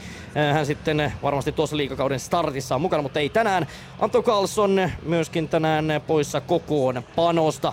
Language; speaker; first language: Finnish; native; Finnish